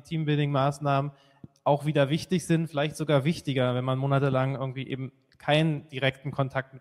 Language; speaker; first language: German; native; German